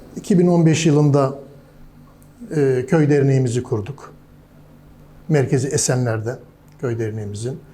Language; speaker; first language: Turkish; native; Turkish